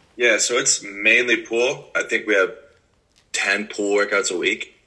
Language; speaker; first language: English; native; English